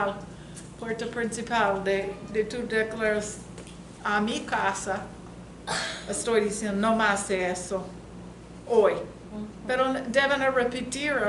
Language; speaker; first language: Spanish; non-native, learner; English